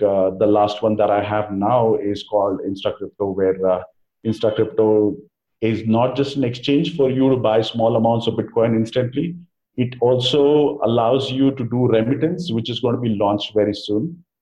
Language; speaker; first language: English; non-native, local second language; Kannada